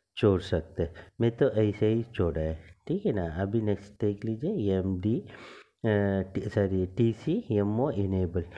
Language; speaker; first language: Hindi; non-native, local second language; Tamil